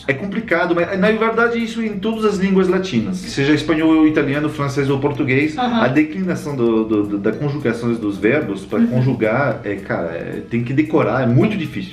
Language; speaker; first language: Portuguese; non-native, fluent; French